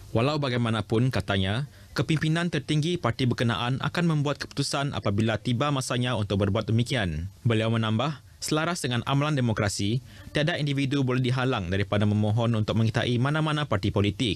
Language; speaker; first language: Malay; native; Malay